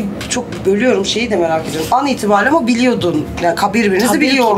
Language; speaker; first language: Turkish; native; Turkish